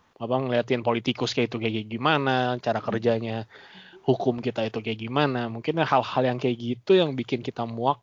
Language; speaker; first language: Indonesian; native; Indonesian